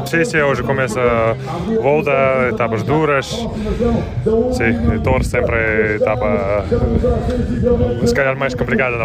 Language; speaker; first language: Portuguese; non-native, learner; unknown